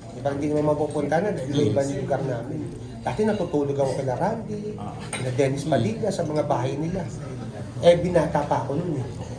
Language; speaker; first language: Filipino; native; Filipino